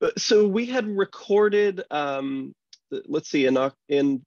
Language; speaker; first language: English; native; English